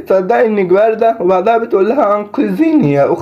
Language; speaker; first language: Arabic; native; Arabic